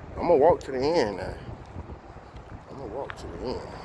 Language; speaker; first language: English; native; English